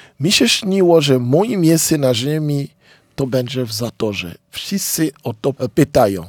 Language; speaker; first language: Polish; non-native, fluent; Lingala